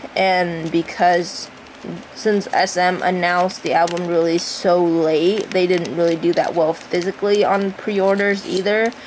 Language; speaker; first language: English; native; English